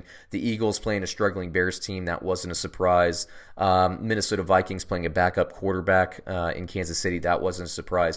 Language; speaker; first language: English; native; English